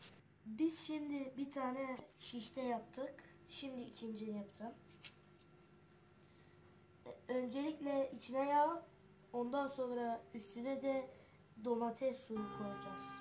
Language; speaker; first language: Turkish; non-native, learner; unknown